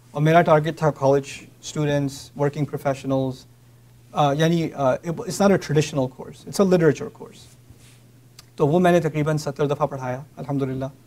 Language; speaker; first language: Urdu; native; Urdu